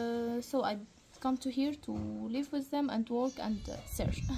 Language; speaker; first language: English; non-native, learner; Arabic